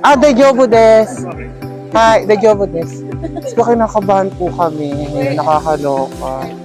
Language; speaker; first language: Filipino; native; Filipino